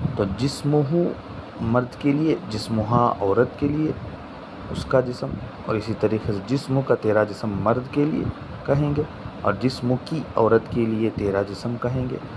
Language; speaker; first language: Urdu; non-native, local second language; Tamil